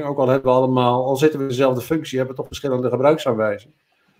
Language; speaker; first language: Dutch; native; Dutch